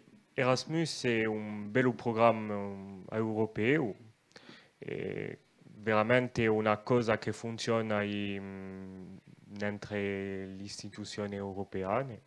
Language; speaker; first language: Italian; non-native, local second language; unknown